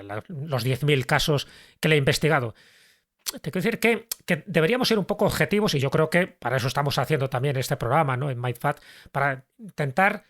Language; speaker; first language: Spanish; native; Spanish